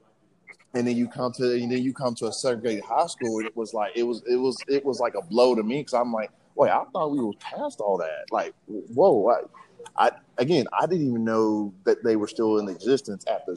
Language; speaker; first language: English; native; English